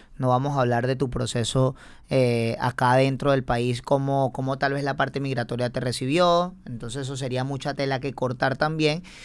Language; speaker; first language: Spanish; native; Spanish